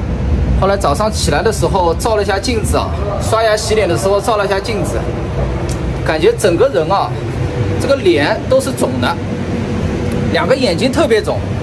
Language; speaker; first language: Chinese; non-native, local second language; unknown